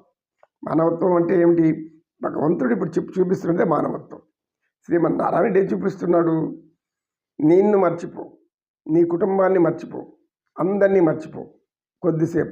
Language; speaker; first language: Telugu; native; Telugu